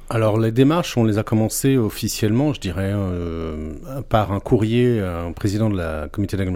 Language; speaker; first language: French; native; French